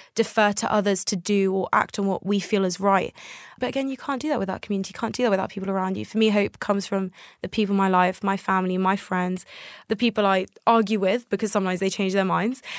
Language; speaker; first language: English; native; English